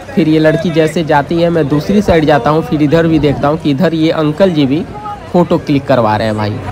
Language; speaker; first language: Hindi; native; Hindi